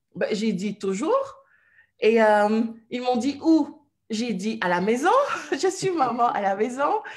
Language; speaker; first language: French; non-native, local second language; Wolof